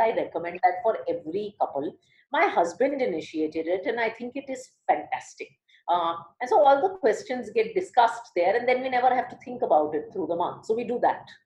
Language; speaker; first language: English; early bilingual, other home language; Hindi